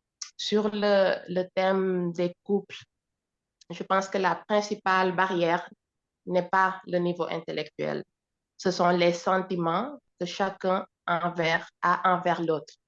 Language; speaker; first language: French; non-native, fluent; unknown